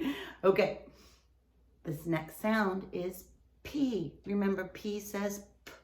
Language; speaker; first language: English; native; English